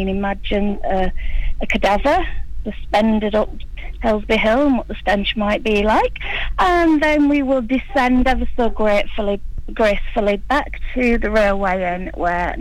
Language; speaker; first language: English; native; English